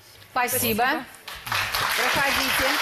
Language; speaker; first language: Russian; native; Russian